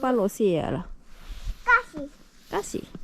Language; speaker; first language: Finnish; non-native, learner; Thai